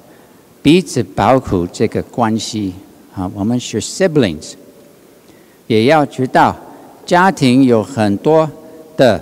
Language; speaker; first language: Chinese; non-native, learner; English